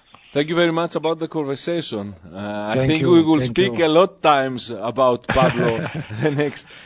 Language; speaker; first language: English; non-native, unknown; Greek